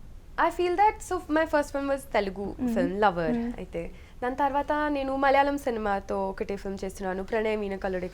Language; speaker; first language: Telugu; non-native, local second language; Hindi